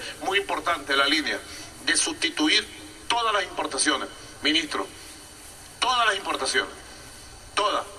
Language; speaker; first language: Spanish; native; Spanish